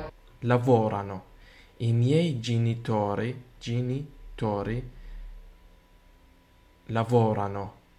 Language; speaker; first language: Italian; non-native, learner; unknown